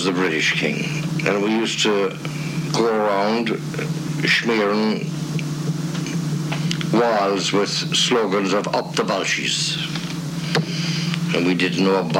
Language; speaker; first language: English; native; English